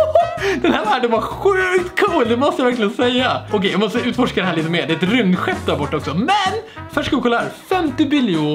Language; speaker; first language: Swedish; native; Swedish